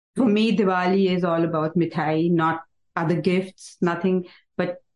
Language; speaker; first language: English; non-native, local second language; Hindi